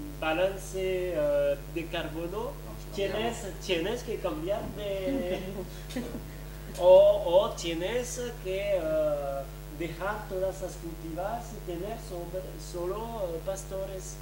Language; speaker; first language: Spanish; non-native, fluent; French